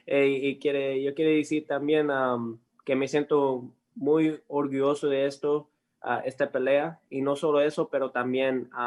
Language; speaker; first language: Spanish; early bilingual, heritage; English